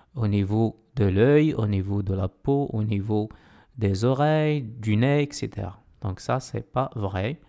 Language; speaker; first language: French; non-native, local second language; Arabic